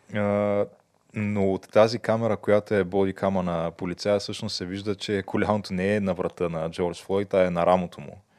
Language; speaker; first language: Bulgarian; native; Bulgarian